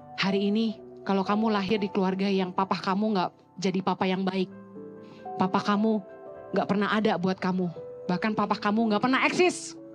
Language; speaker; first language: Indonesian; native; Indonesian